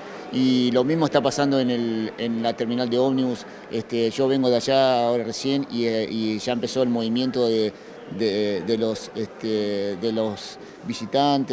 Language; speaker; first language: Spanish; native; Spanish